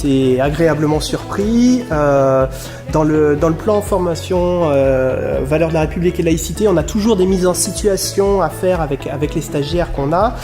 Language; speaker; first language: French; native; French